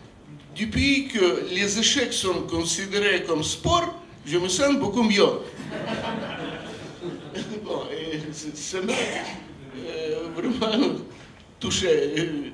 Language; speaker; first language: French; non-native, fluent; Russian